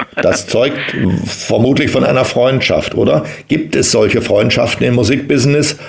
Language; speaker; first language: German; native; German